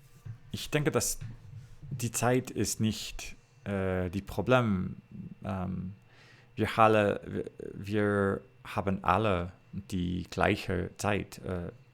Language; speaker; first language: German; non-native, learner; English